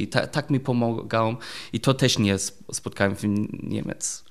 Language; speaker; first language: Polish; non-native, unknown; German